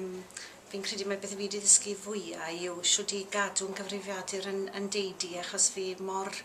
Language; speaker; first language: Welsh; native; Welsh